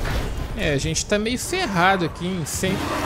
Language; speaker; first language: Portuguese; native; Portuguese